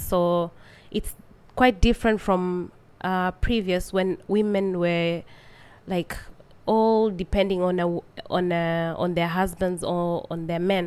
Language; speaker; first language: English; non-native, local second language; Swahili